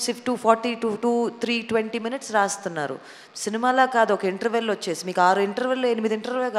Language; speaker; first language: Telugu; native; Telugu